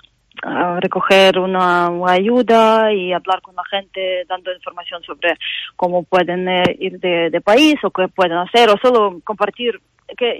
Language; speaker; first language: Spanish; non-native, fluent; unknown